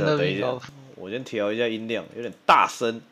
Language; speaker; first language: Chinese; native; Chinese